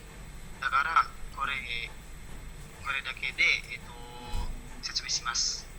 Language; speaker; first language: Japanese; non-native, learner; Indonesian